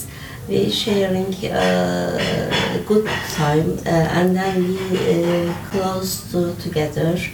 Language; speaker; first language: English; non-native, learner; Turkish